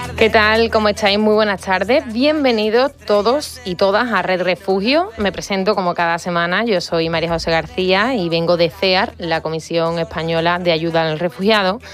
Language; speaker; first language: Spanish; native; Spanish